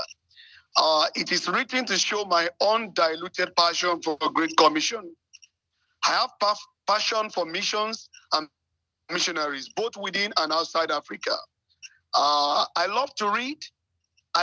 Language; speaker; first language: English; non-native, local second language; Yoruba